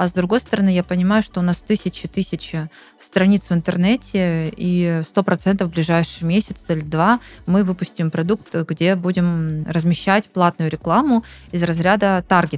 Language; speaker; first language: Russian; native; Russian